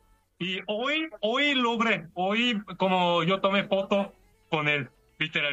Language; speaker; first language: Spanish; non-native, fluent; Korean